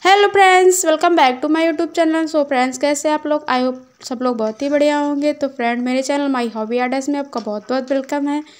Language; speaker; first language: Hindi; native; Hindi